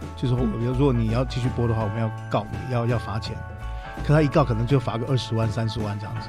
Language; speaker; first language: Chinese; native; Chinese